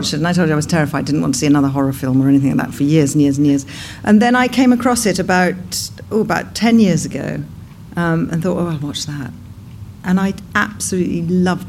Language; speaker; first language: English; native; English